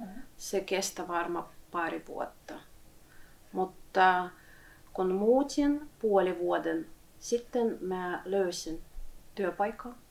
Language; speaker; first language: Finnish; non-native, fluent; Russian